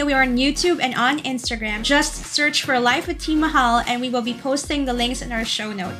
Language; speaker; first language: English; non-native, local second language; Cebuano